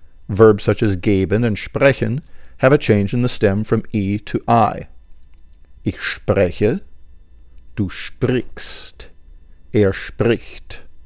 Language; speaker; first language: English; native; English